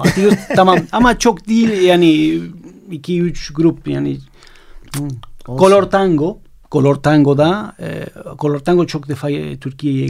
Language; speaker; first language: Turkish; non-native, fluent; Spanish